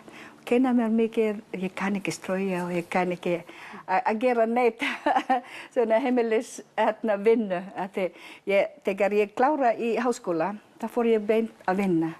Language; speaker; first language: Icelandic; non-native, learner; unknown